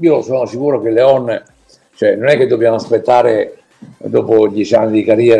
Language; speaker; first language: Italian; native; Italian